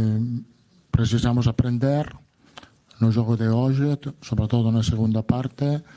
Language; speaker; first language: Portuguese; non-native, learner; Italian